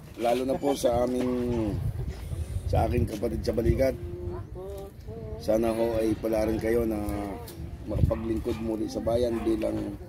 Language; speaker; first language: Filipino; non-native, local second language; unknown